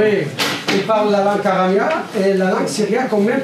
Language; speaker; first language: French; non-native, learner; Arabic